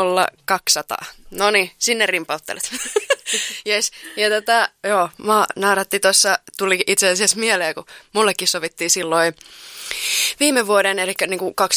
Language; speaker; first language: Finnish; native; Finnish